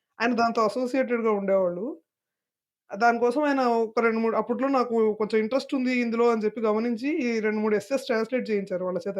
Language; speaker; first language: Telugu; native; Telugu